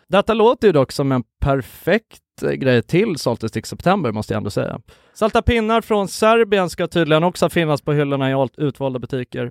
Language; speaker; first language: Swedish; native; Swedish